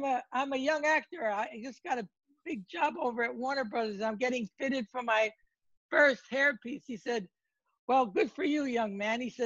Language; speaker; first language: English; native; English